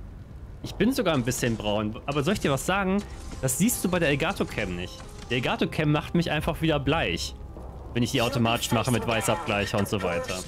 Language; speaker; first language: German; native; German